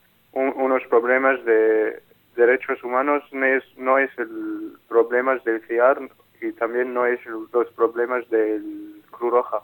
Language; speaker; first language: Spanish; non-native, learner; Arabic